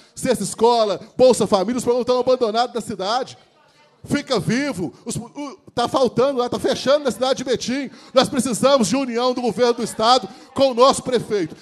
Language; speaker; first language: Portuguese; native; Portuguese